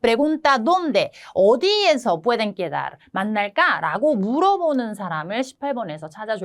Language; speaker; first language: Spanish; non-native, fluent; Korean